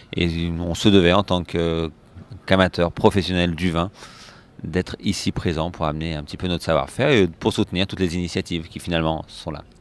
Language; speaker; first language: French; native; French